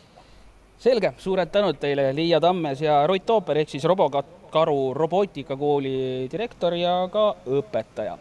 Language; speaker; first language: Estonian; native; Estonian